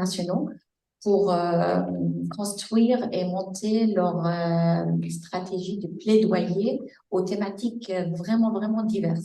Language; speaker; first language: French; non-native, fluent; Arabic